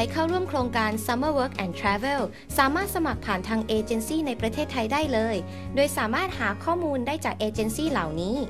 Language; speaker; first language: Thai; native; Thai